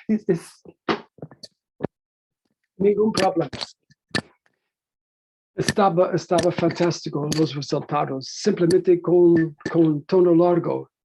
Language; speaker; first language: Spanish; non-native, learner; English